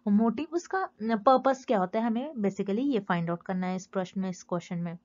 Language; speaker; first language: Hindi; native; Hindi